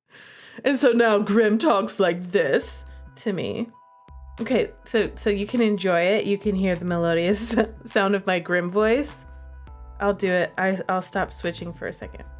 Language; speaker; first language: English; native; English